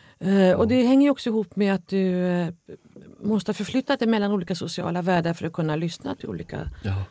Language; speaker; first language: Swedish; native; Swedish